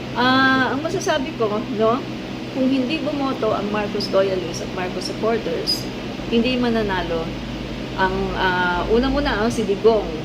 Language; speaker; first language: Filipino; non-native, local second language; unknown